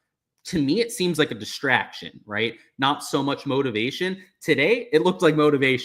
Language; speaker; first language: English; native; English